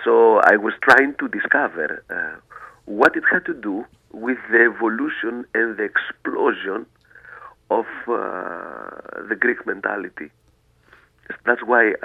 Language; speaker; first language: English; non-native, fluent; Greek